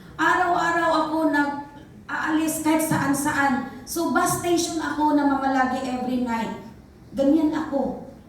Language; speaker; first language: Filipino; non-native, local second language; Cebuano